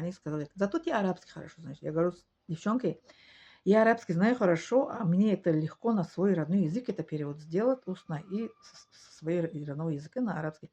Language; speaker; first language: Russian; non-native, learner; Tajik